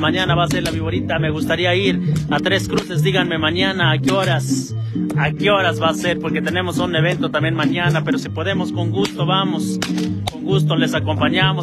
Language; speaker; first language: Spanish; native; Spanish